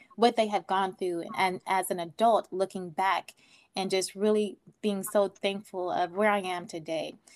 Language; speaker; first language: English; native; English